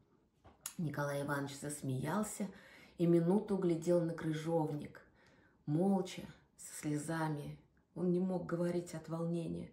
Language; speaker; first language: Russian; native; Russian